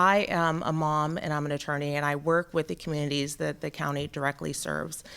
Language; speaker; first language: English; native; English